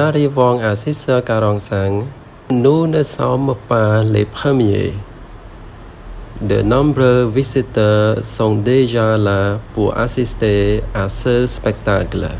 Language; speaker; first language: French; non-native, learner; Khmer